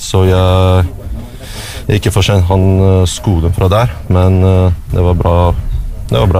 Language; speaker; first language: Norwegian; non-native, fluent; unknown